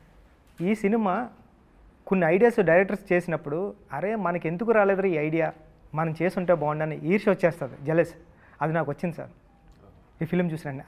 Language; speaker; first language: Telugu; native; Telugu